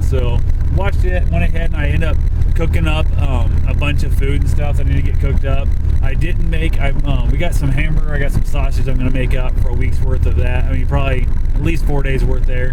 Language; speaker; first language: English; native; English